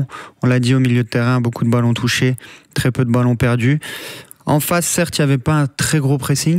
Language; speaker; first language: French; native; French